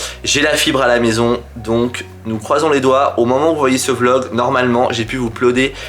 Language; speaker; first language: French; native; French